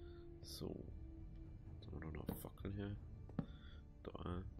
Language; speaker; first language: German; native; German